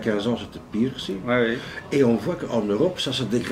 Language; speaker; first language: French; non-native, local second language; Dutch